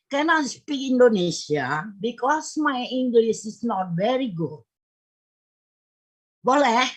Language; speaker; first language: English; non-native, learner; Indonesian